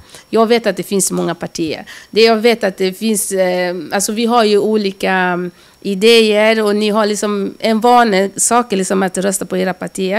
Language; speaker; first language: Swedish; early bilingual, other home language; Lingala